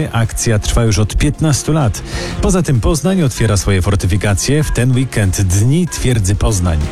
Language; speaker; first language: Polish; native; Polish